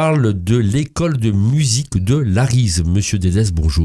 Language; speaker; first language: French; native; French